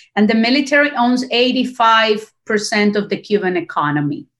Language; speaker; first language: English; non-native, fluent; Spanish